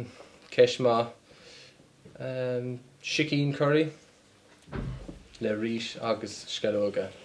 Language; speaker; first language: Irish; non-native, local second language; English